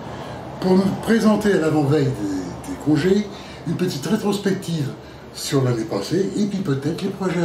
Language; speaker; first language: French; native; French